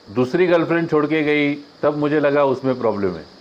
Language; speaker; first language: Hindi; non-native, local second language; Marathi